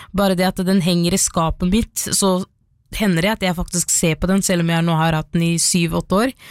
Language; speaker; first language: Norwegian; early bilingual, other home language; Somali